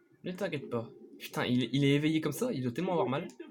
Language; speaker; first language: French; native; French